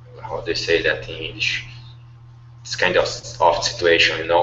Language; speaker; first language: English; non-native, learner; Portuguese